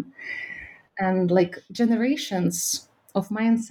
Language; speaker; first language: English; non-native, fluent; Ukrainian